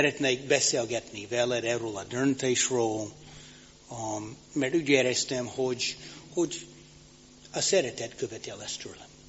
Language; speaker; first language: Hungarian; non-native, fluent; English